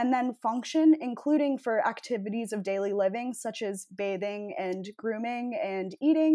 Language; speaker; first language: English; native; English